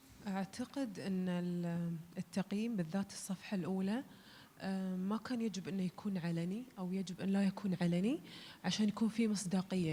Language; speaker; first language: Arabic; native; Arabic